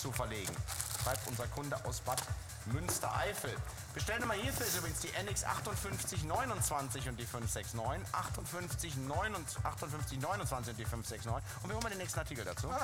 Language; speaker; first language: German; native; German